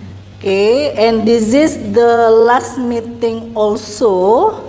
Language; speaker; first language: English; non-native, learner; Indonesian